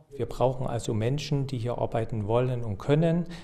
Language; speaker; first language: German; native; German